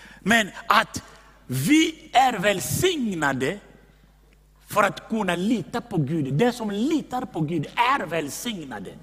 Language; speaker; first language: Swedish; non-native, fluent; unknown